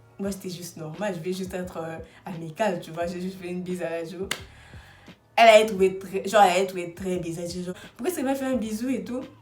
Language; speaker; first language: French; non-native, local second language; Lingala